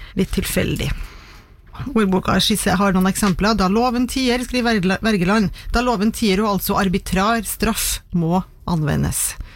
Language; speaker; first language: Norwegian; native; Norwegian